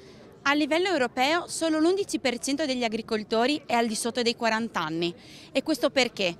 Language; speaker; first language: Italian; native; Italian